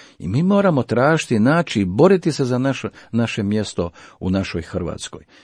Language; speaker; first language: Croatian; native; Croatian